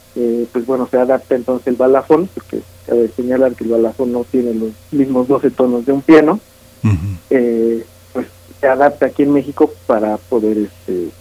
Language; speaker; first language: Spanish; native; Spanish